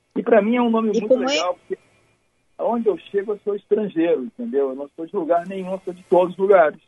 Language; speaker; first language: Portuguese; native; Portuguese